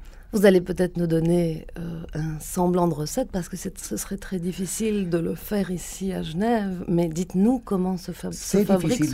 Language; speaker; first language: French; native; French